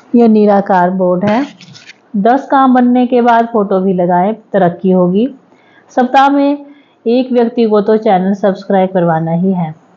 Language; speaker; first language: Hindi; native; Hindi